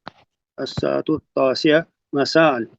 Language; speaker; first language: Arabic; non-native, learner; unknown